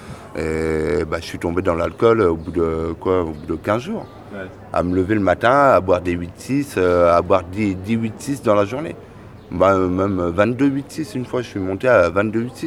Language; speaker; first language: French; native; French